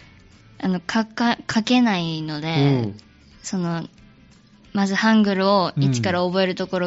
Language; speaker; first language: Japanese; native; Japanese